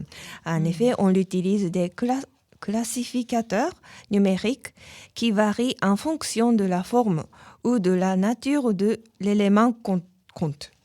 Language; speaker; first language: French; non-native, fluent; Japanese